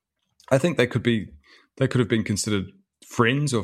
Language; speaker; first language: English; native; English